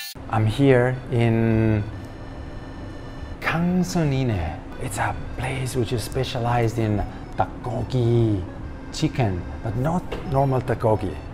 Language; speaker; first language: English; non-native, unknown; Italian